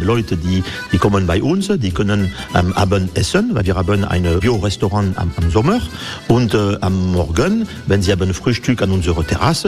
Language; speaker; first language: German; non-native, learner; French